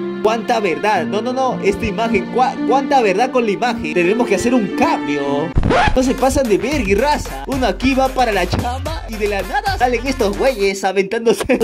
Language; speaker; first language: Spanish; native; Spanish